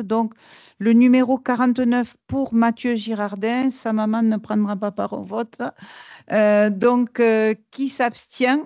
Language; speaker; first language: French; native; French